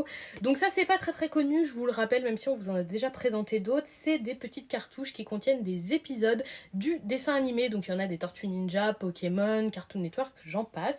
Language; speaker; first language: French; native; French